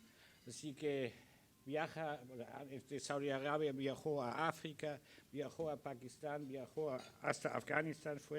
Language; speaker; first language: Spanish; early bilingual, other home language; German